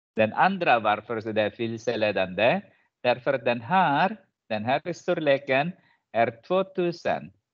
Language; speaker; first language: Swedish; non-native, fluent; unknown